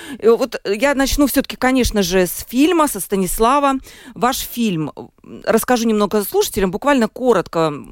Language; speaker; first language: Russian; native; Russian